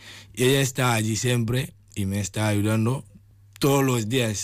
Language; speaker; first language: Spanish; non-native, learner; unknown